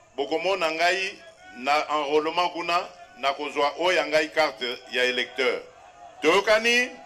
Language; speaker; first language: Lingala; non-native, local second language; Luba-Lulua